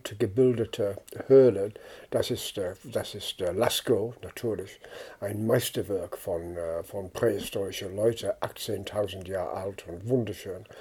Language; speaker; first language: German; non-native, fluent; English